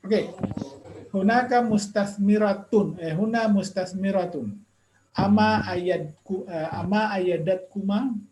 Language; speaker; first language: Arabic; non-native, fluent; Indonesian